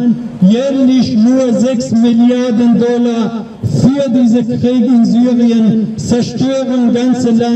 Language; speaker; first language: German; non-native, learner; Persian